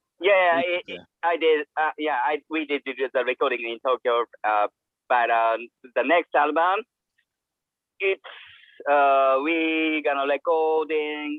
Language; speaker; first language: English; non-native, learner; Japanese